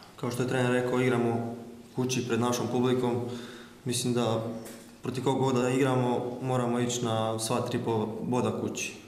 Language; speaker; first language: Croatian; native; Croatian